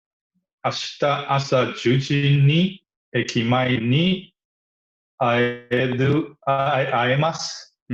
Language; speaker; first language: Japanese; non-native, learner; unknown